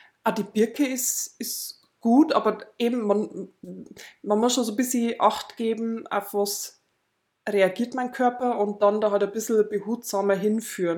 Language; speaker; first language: German; native; German